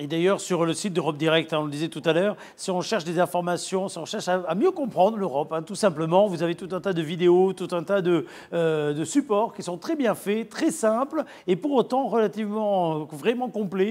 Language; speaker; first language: French; native; French